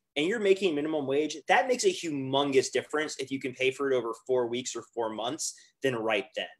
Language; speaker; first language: English; native; English